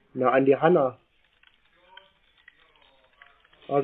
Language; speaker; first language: German; native; German